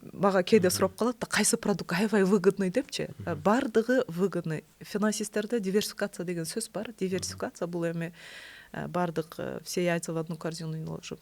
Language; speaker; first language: Russian; non-native, local second language; Kyrgyz